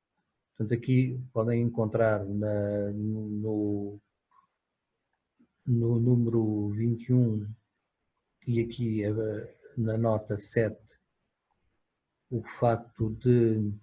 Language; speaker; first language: Portuguese; native; Portuguese